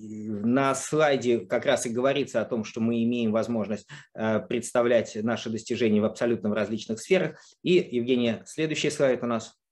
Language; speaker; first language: Russian; native; Russian